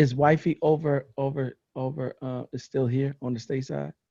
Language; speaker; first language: English; native; English